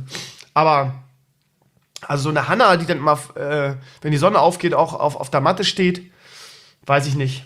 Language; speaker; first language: German; native; German